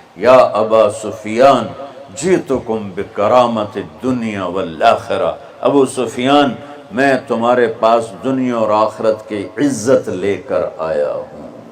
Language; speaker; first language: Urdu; non-native, local second language; Punjabi